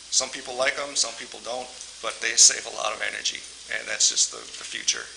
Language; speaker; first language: English; native; English